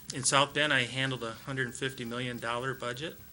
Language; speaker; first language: English; native; English